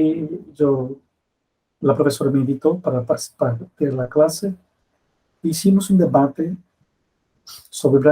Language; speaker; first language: Spanish; non-native, fluent; Portuguese